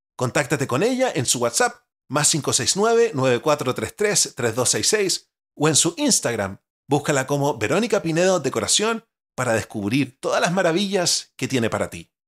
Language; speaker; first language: Spanish; native; Spanish